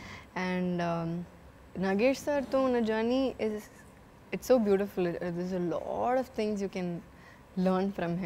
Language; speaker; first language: Telugu; non-native, fluent; Malayalam